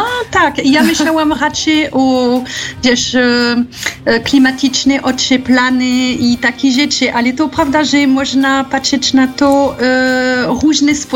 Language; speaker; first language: Polish; non-native, learner; French